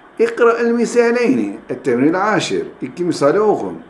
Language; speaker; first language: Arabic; non-native, fluent; Turkish